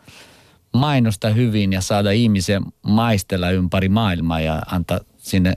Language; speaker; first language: Finnish; non-native, local second language; Italian